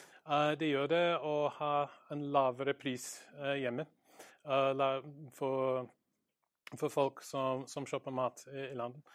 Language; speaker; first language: Norwegian; non-native, learner; English